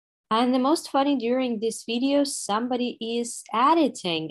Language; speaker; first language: English; non-native, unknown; Ukrainian